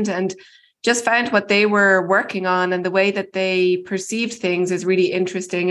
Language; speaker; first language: English; native; English